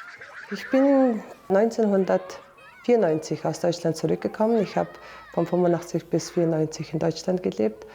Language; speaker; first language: German; non-native, fluent; Mongolian